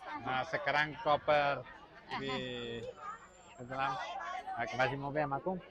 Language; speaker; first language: Indonesian; non-native, learner; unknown